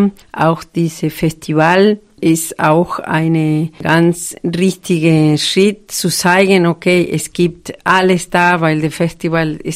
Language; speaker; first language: German; non-native, fluent; Spanish